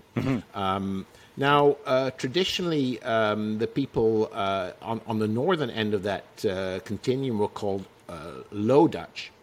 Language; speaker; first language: English; non-native, fluent; Dutch